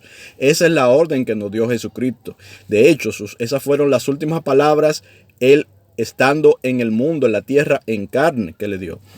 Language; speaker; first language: Spanish; native; Spanish